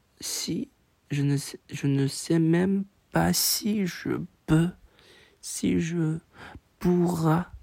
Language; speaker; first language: French; non-native, learner; Chinese